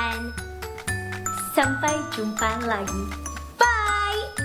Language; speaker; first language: Indonesian; non-native, learner; Filipino